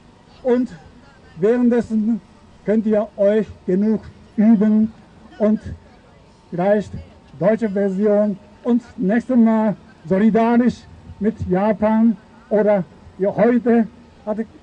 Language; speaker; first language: German; non-native, fluent; Japanese